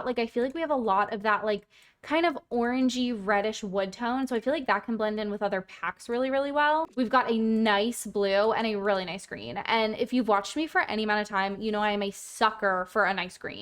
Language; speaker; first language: English; native; English